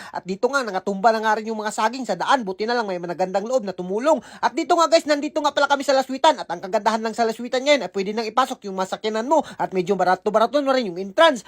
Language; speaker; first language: Filipino; non-native, local second language; Surigaonon